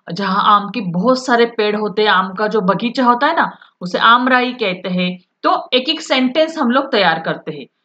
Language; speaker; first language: Hindi; non-native, local second language; Marathi